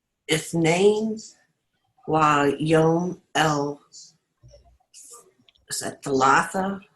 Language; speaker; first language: Arabic; non-native, learner; English